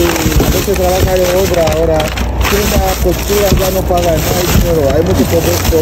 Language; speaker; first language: Spanish; non-native, learner; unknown